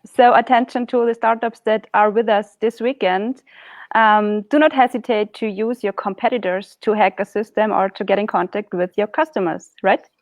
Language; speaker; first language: English; non-native, fluent; German